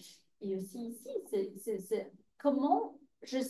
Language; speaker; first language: French; non-native, fluent; Polish